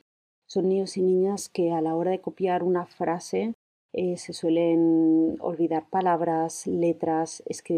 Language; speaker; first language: Spanish; native; Spanish